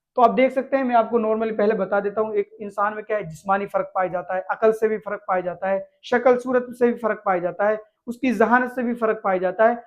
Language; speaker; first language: Hindi; native; Hindi